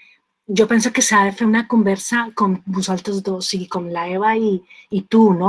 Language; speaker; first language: Catalan; non-native, fluent; Spanish